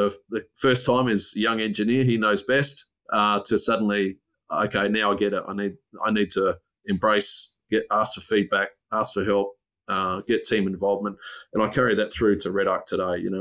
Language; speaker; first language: English; native; English